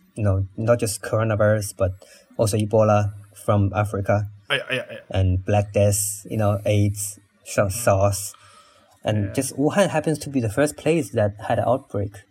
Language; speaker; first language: English; non-native, fluent; Chinese